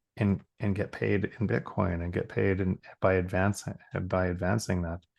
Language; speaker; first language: English; native; English